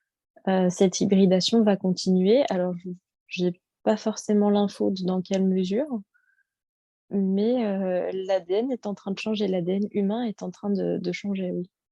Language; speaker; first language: French; native; French